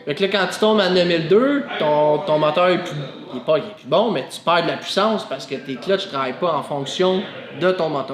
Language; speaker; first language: French; native; French